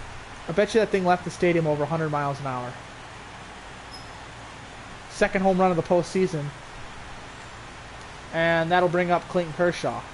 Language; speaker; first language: English; native; English